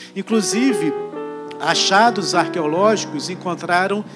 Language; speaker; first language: Portuguese; native; Portuguese